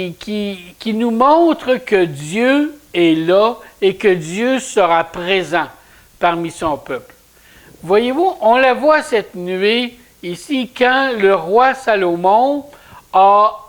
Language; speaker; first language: French; native; French